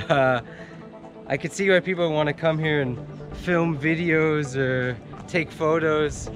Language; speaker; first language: English; native; English